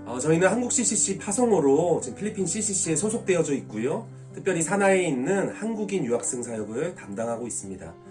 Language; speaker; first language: Korean; native; Korean